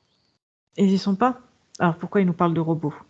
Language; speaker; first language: French; native; French